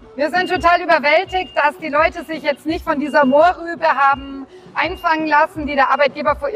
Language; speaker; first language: German; native; German